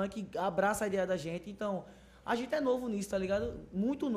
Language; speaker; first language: Portuguese; native; Portuguese